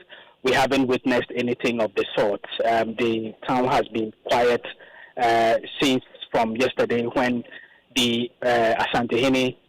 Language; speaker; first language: English; native; English